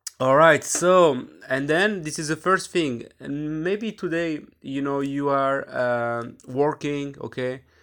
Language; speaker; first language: English; non-native, fluent; French